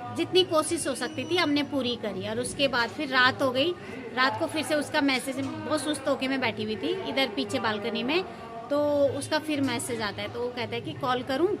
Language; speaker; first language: Hindi; native; Hindi